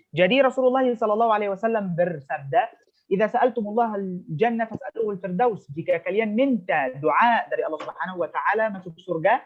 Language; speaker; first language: Indonesian; non-native, fluent; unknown